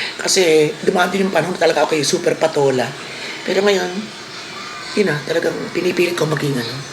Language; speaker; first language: Filipino; native; Filipino